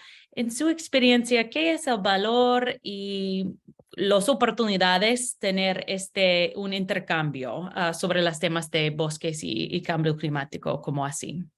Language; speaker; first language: Spanish; non-native, learner; English